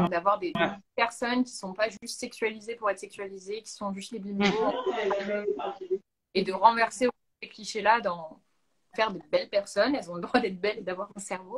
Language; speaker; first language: French; native; French